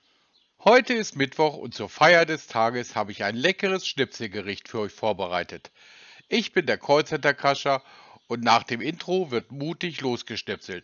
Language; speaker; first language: German; native; German